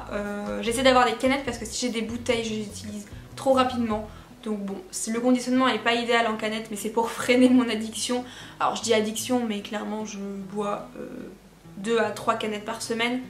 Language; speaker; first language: French; native; French